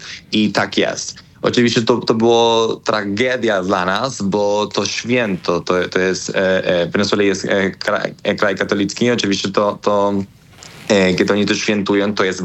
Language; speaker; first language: Polish; non-native, learner; Spanish